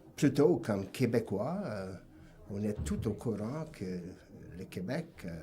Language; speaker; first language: French; non-native, local second language; English